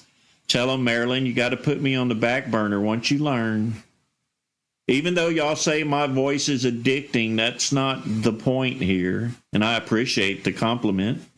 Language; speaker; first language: English; native; English